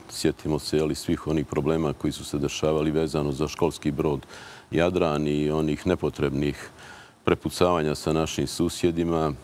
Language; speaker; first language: Croatian; native; Croatian